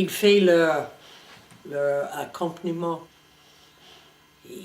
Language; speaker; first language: French; non-native, fluent; English